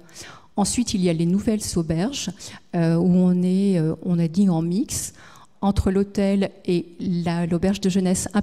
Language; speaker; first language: French; native; French